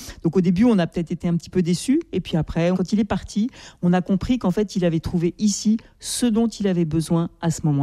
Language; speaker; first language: French; native; French